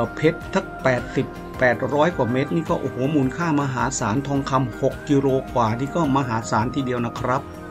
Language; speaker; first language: Thai; native; Thai